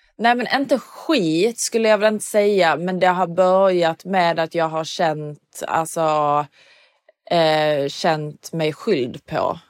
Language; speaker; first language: Swedish; early bilingual, other home language; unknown